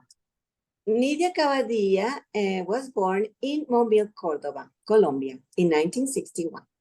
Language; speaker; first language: English; non-native, learner; Spanish